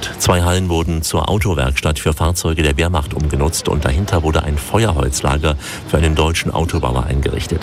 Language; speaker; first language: German; native; German